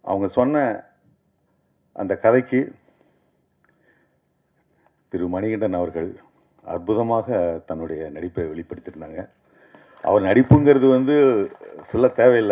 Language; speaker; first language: Tamil; native; Tamil